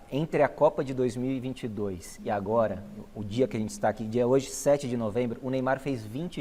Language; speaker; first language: Portuguese; native; Portuguese